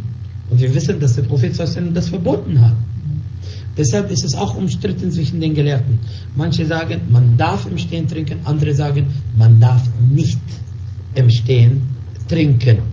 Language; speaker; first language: German; non-native, fluent; Arabic